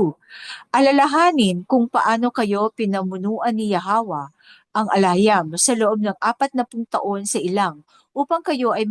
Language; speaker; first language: Filipino; native; Filipino